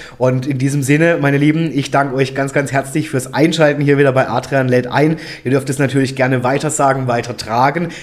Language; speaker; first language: German; native; German